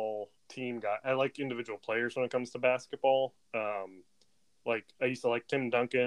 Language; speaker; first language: English; native; English